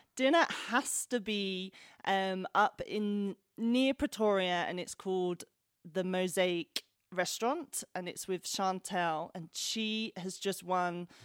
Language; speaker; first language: English; native; English